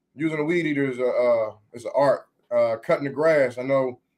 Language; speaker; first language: English; native; English